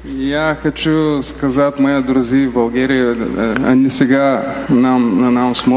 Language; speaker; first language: Russian; non-native, learner; Bulgarian